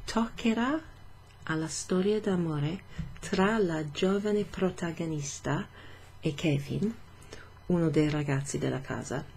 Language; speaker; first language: Italian; non-native, fluent; English